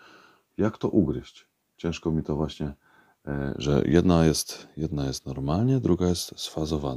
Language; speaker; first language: Polish; native; Polish